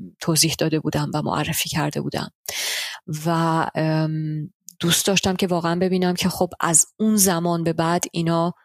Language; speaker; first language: Persian; early bilingual, heritage; Persian